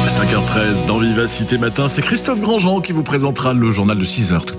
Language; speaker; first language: French; native; French